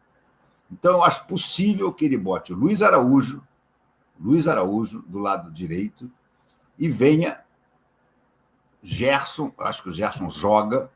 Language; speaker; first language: Portuguese; native; Portuguese